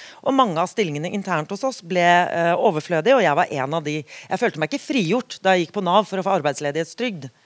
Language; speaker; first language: Norwegian; native; Norwegian